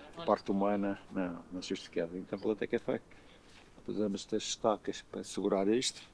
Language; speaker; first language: Portuguese; native; Portuguese